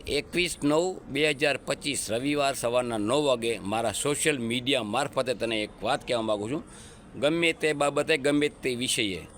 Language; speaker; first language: Gujarati; non-native, local second language; Sindhi